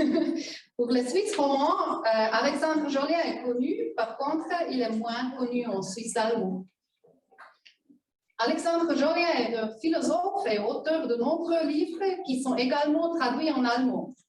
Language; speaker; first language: French; non-native, fluent; German